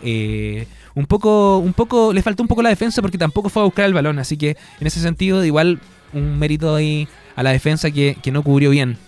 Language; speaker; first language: Spanish; native; Spanish